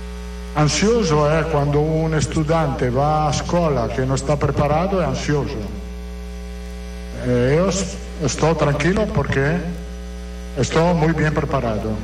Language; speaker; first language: Portuguese; non-native, learner; Italian